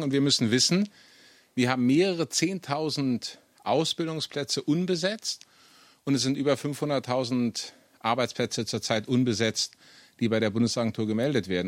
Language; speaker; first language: German; native; German